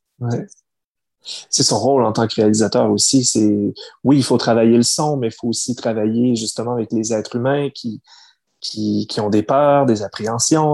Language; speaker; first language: French; native; French